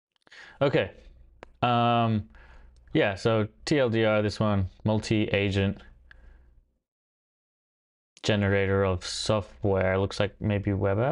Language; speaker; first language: English; native; English